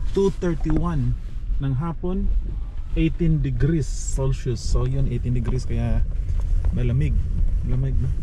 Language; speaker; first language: Filipino; non-native, local second language; Cebuano